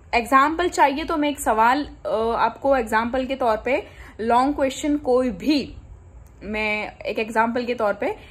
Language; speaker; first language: Hindi; non-native, local second language; Gujarati